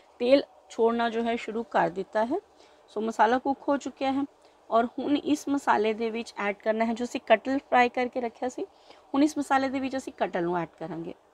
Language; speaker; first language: Hindi; non-native, local second language; Punjabi